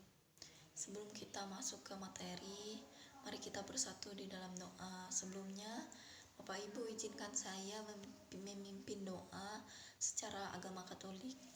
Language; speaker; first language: Indonesian; native; Indonesian